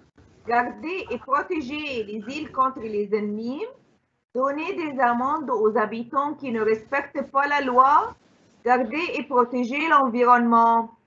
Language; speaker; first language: French; non-native, fluent; Arabic